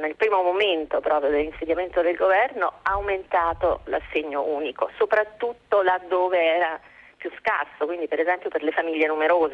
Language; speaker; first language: Italian; native; Italian